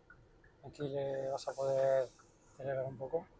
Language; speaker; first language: Spanish; native; Spanish